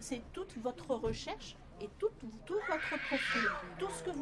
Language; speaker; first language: French; native; French